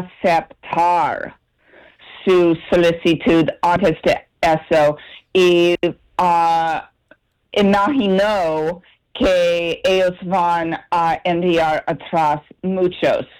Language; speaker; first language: Spanish; non-native, learner; English